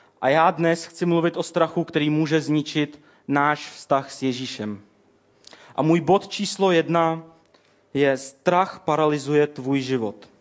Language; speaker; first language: Czech; native; Czech